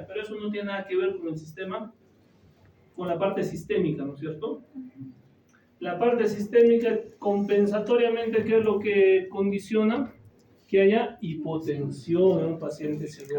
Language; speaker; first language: Spanish; native; Spanish